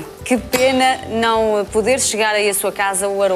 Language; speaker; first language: Portuguese; native; Portuguese